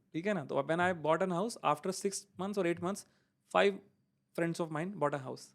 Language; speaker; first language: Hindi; native; Hindi